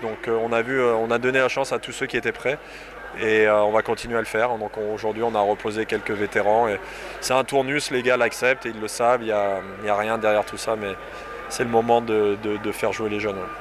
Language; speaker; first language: French; native; French